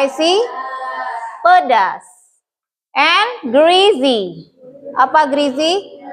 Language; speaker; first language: English; non-native, learner; Indonesian